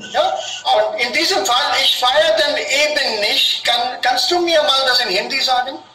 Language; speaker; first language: German; non-native, fluent; Hindi